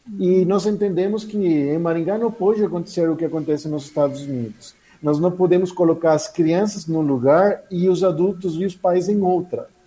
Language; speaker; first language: Portuguese; non-native, fluent; Spanish